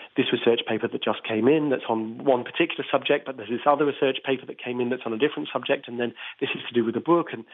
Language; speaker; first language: English; native; English